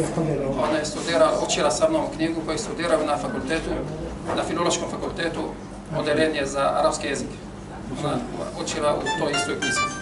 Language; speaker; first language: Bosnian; non-native, fluent; Arabic